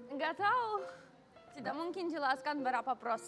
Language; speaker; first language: Indonesian; non-native, learner; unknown